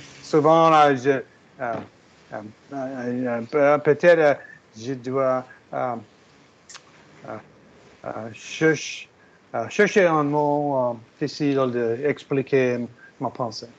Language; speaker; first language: French; non-native, learner; English